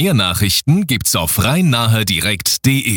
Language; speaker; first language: German; native; German